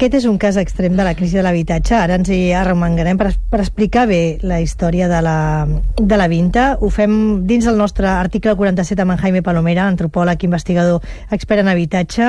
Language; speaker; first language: Catalan; native; Catalan